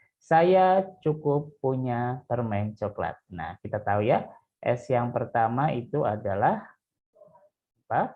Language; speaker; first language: Indonesian; native; Indonesian